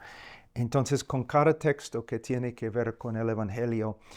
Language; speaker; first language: Spanish; non-native, fluent; English